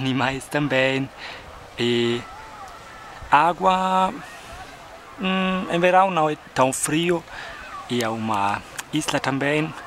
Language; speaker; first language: Portuguese; non-native, fluent; German